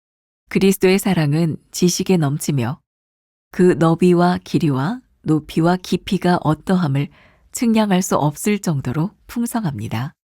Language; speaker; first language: Korean; native; Korean